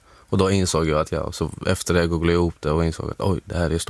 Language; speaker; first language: Swedish; non-native, fluent; Arabic